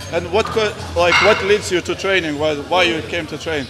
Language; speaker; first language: English; non-native, fluent; Lithuanian